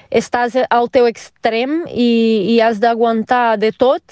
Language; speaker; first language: Catalan; non-native, fluent; Portuguese